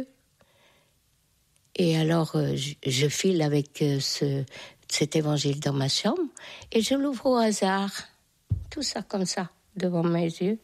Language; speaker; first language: French; non-native, fluent; Hungarian